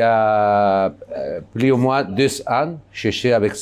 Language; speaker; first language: French; non-native, learner; Basque